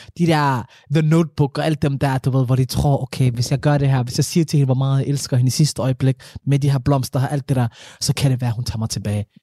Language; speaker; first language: Danish; early bilingual, other home language; Somali